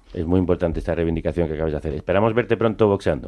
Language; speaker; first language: Spanish; native; Spanish